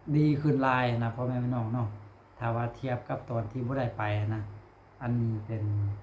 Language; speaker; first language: Lao; non-native, local second language; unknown